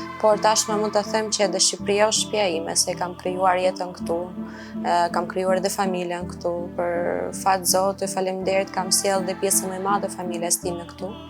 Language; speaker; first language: Albanian; non-native, fluent; Ukrainian